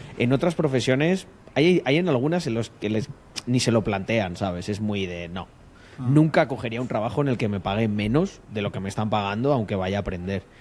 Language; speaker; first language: Spanish; native; Spanish